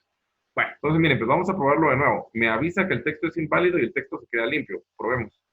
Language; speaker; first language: Spanish; native; Spanish